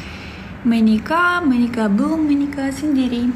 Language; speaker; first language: Indonesian; non-native, learner; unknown